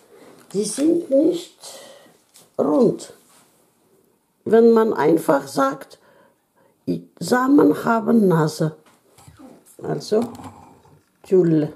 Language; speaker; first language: German; non-native, learner; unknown